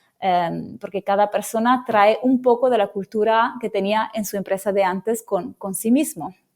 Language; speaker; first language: Spanish; non-native, fluent; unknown